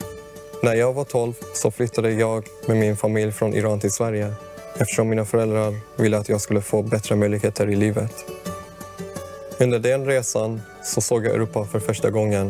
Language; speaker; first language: Swedish; early bilingual, other home language; Persian